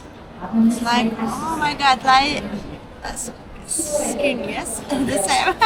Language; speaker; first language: English; non-native, learner; Russian